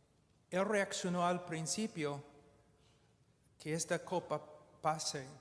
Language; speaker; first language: Spanish; non-native, fluent; English